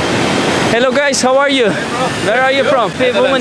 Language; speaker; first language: English; non-native, learner; Turkish